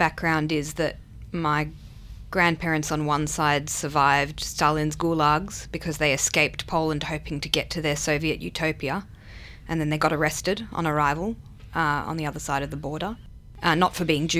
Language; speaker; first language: English; non-native, local second language; Hebrew